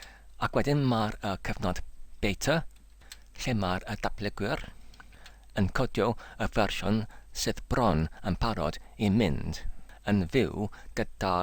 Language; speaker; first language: Welsh; non-native, learner; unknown